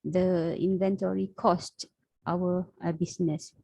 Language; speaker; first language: English; non-native, local second language; Malay